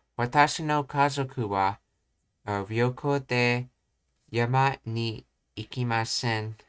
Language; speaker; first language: Japanese; non-native, learner; English